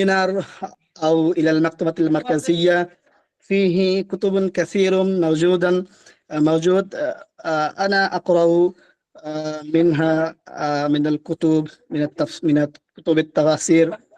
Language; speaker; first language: Arabic; non-native, learner; Bangla